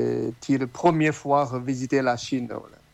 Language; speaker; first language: French; non-native, learner; Chinese